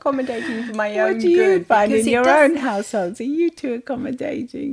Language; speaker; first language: English; native; English